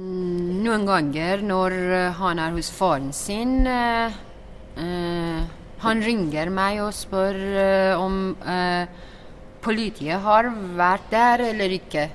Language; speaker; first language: Norwegian; non-native, learner; Persian